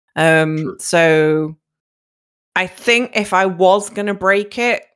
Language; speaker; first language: English; native; English